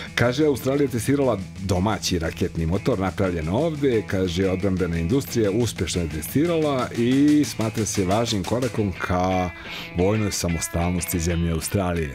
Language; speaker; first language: Serbian; native; Serbian